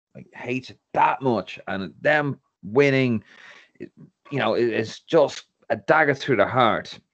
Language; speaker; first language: English; native; English